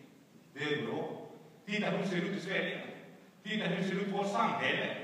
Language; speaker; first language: Swedish; non-native, fluent; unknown